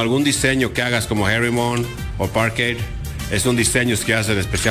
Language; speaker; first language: Spanish; native; Spanish